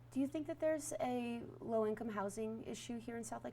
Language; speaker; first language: English; native; English